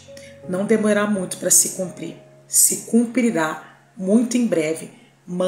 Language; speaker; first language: Portuguese; native; Portuguese